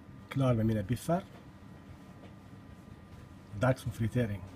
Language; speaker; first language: Swedish; non-native, learner; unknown